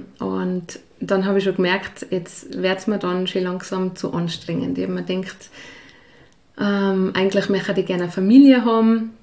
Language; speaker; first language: German; native; German